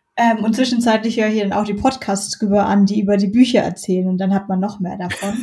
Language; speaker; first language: German; native; German